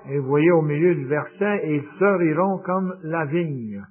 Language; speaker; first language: French; native; French